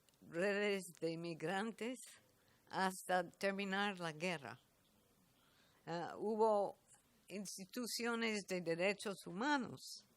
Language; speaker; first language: Spanish; non-native, fluent; English